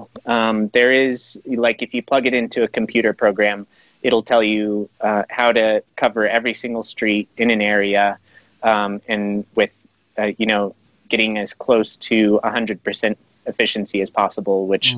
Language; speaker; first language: English; native; English